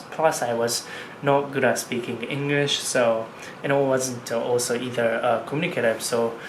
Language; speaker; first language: English; non-native, fluent; Japanese